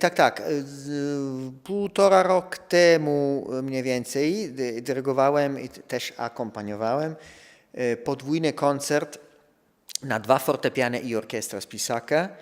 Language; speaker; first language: Polish; non-native, fluent; Italian